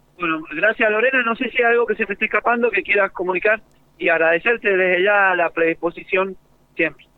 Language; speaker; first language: Spanish; native; Spanish